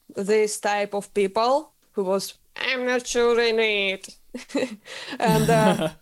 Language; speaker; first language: English; non-native, learner; Russian